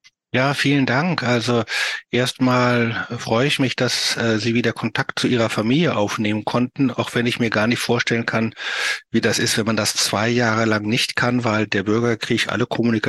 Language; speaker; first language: German; native; German